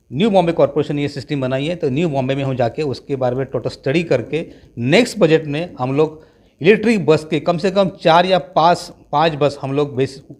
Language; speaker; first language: Hindi; non-native, local second language; Marathi